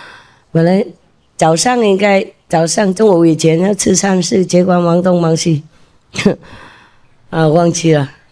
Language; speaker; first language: Chinese; non-native, fluent; Vietnamese